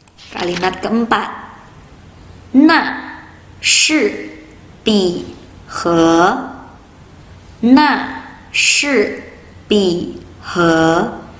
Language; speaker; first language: Chinese; non-native, fluent; Indonesian